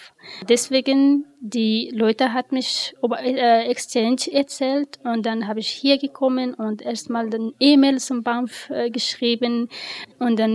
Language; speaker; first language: German; non-native, learner; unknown